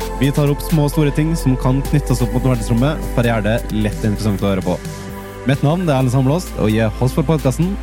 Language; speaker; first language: Norwegian; native; Norwegian